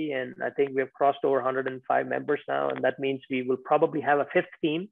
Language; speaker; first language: English; non-native, local second language; Tamil